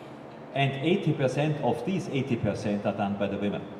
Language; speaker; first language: English; non-native, fluent; German